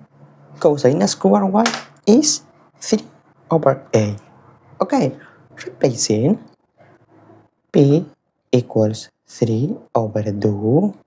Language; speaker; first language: English; non-native, fluent; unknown